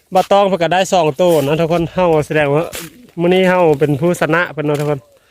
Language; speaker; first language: Thai; native; Thai